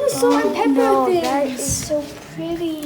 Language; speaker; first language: English; native; English